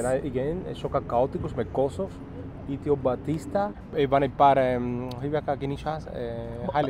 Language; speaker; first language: Hungarian; non-native, learner; English